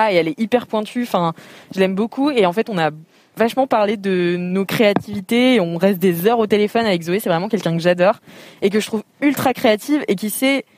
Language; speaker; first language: French; native; French